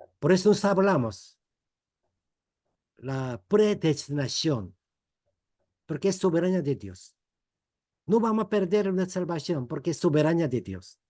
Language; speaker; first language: Spanish; non-native, fluent; Korean